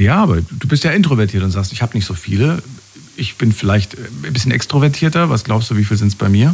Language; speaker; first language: German; native; German